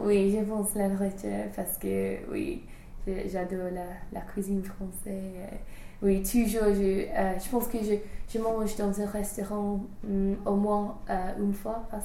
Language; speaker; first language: French; non-native, learner; English